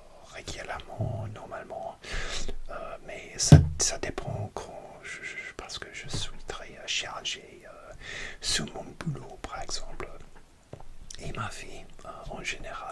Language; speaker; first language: French; non-native, learner; English